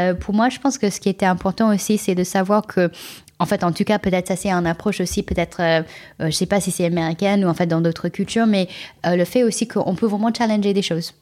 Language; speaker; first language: French; non-native, fluent; Chinese